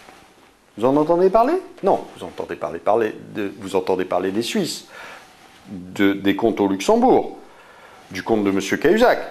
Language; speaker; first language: French; native; French